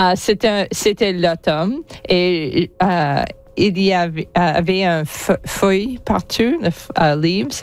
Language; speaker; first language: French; non-native, learner; English